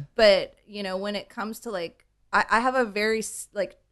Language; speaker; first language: English; native; English